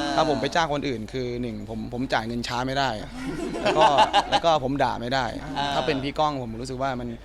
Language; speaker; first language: Thai; native; Thai